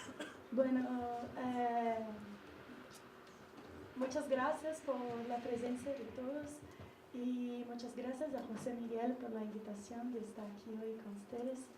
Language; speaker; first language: Spanish; non-native, learner; Portuguese